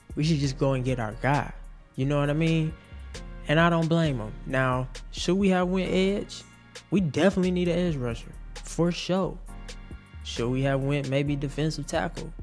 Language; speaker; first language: English; native; English